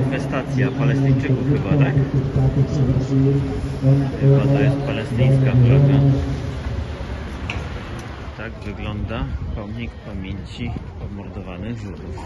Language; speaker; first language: Polish; native; Polish